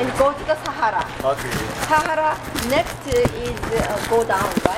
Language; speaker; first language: English; non-native, learner; Korean